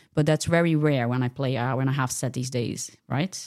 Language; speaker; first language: English; non-native, fluent; Portuguese